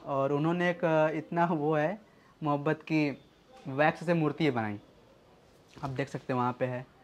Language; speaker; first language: Hindi; native; Hindi